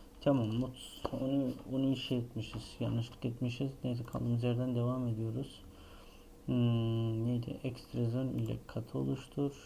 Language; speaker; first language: Turkish; native; Turkish